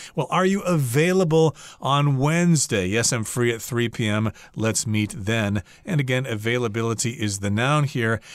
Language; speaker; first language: English; native; English